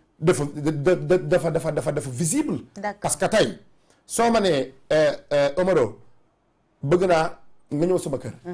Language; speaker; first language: Wolof; native; Wolof